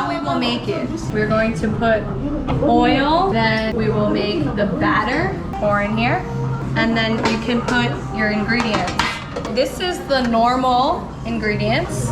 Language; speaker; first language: English; non-native, fluent; Japanese